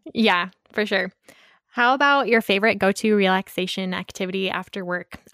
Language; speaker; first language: English; native; English